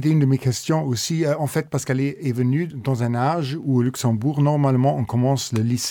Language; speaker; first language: French; non-native, local second language; Luxembourgish